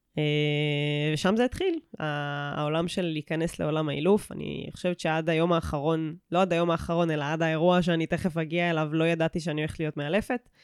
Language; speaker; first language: Hebrew; native; Hebrew